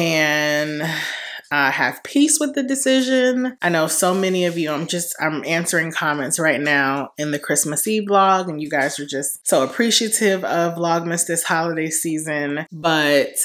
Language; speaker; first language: English; native; English